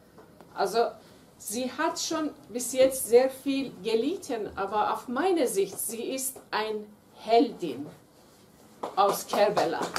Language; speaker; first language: German; non-native, fluent; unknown